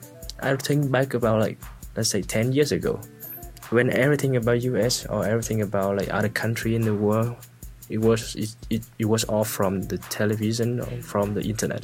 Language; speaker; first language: English; non-native, fluent; Vietnamese